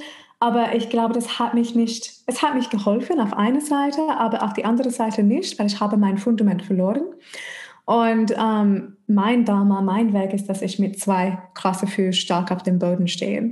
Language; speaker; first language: German; non-native, fluent; English